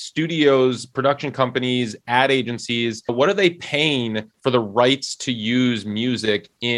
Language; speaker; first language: English; native; English